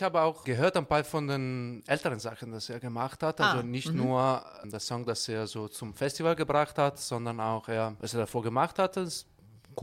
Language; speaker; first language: German; non-native, fluent; Italian